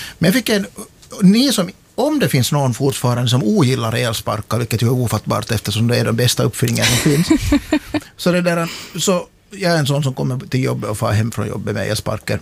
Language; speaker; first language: Swedish; native; Swedish